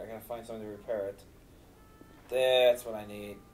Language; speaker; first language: English; native; English